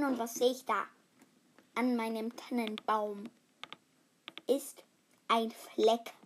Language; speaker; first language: German; native; German